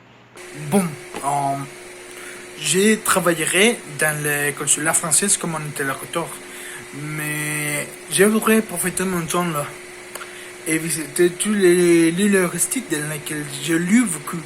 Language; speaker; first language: French; non-native, learner; Spanish